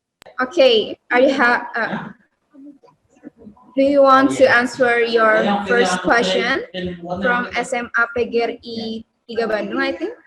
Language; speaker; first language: English; non-native, learner; Indonesian